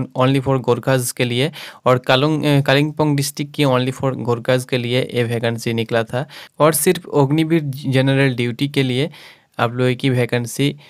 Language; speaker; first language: Hindi; non-native, local second language; Bangla